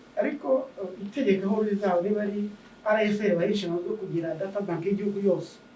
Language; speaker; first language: Kinyarwanda; native; Kinyarwanda